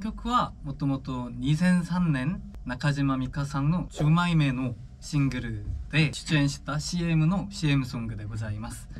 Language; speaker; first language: Japanese; non-native, fluent; Korean